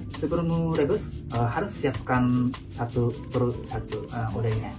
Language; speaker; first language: Indonesian; non-native, learner; Japanese